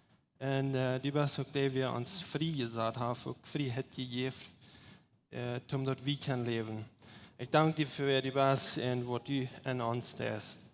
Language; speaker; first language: German; non-native, learner; Plautdietsch